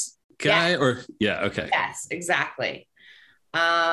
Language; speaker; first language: English; native; English